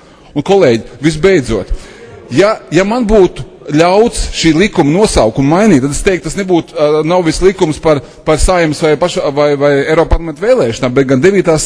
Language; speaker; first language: Latvian; native; Latvian